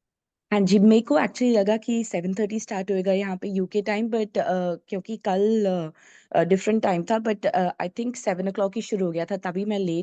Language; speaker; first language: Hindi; early bilingual, heritage; English